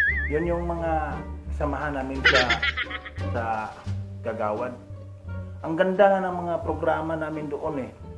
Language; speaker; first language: Filipino; non-native, local second language; Cebuano